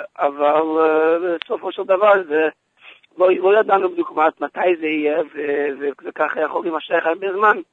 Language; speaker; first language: Hebrew; non-native, fluent; English